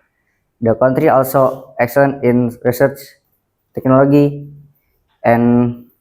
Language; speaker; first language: English; non-native, learner; Indonesian